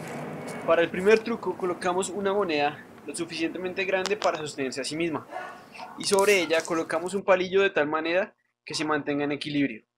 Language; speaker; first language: Spanish; native; Spanish